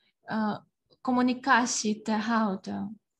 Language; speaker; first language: Dutch; non-native, fluent; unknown